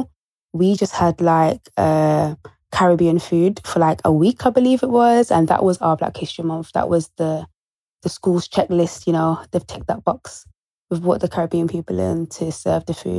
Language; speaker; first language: English; native; English